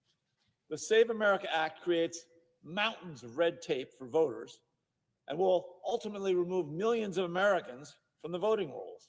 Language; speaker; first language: English; native; English